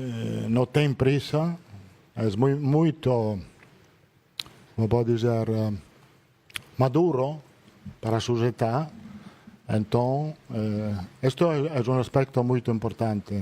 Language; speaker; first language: Spanish; non-native, fluent; Italian